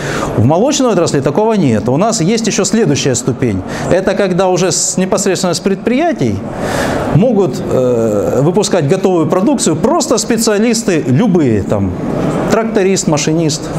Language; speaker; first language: Russian; native; Russian